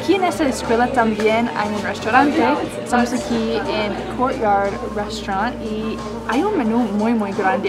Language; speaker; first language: Spanish; non-native, fluent; English